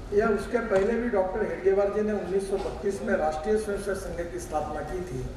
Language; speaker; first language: Hindi; non-native, local second language; Marathi